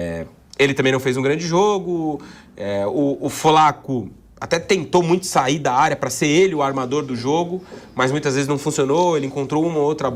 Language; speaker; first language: Portuguese; native; Portuguese